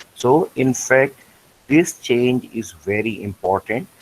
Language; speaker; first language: English; non-native, local second language; Urdu